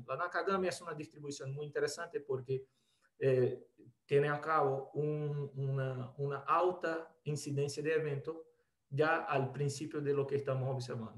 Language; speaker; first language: Spanish; non-native, fluent; Portuguese